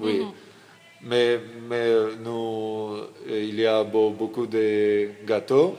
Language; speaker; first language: French; non-native, learner; Russian